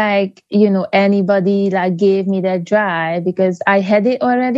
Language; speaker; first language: English; non-native, fluent; Hungarian